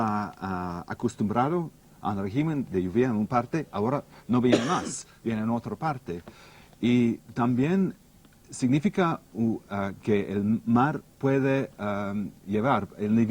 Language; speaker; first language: Spanish; non-native, fluent; English